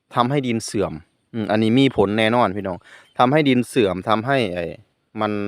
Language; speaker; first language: Thai; non-native, local second language; Northeastern Thai